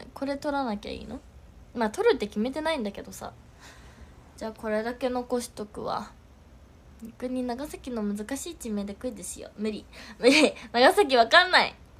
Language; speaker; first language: Japanese; native; Japanese